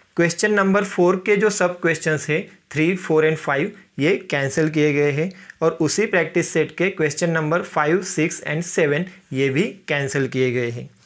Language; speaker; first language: Hindi; non-native, local second language; Marathi